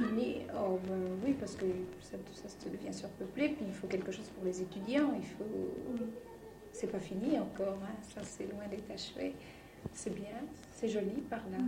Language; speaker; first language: French; native; French